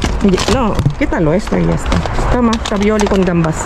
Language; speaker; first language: Spanish; non-native, fluent; Filipino